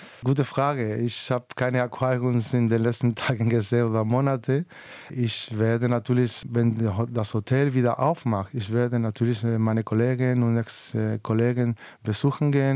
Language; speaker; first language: German; non-native, fluent; Spanish